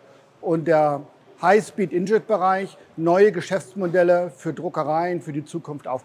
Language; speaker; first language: German; native; German